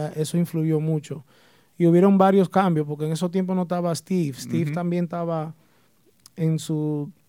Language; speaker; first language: Spanish; early bilingual, heritage; Spanish